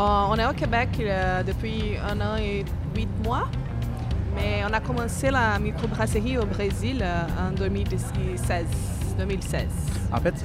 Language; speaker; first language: French; non-native, fluent; Portuguese